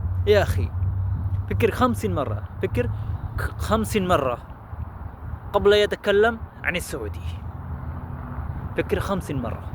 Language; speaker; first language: Arabic; non-native, learner; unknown